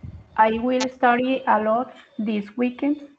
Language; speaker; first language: English; non-native, learner; Spanish